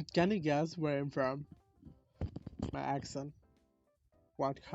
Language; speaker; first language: English; non-native, learner; Bangla